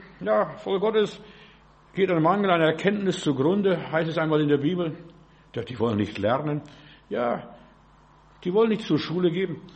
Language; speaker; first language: German; early bilingual, other home language; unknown